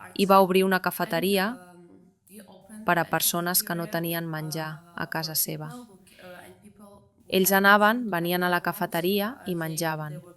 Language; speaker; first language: Catalan; non-native, fluent; Armenian